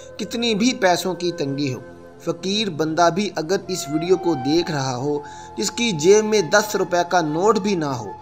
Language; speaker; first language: Urdu; native; Urdu